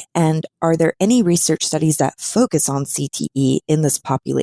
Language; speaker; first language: English; native; English